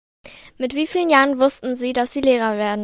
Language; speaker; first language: German; native; German